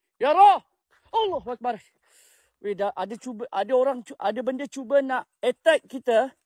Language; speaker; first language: Malay; native; Malay